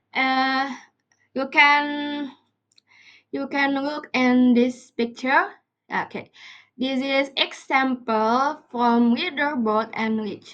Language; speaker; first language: English; non-native, learner; Indonesian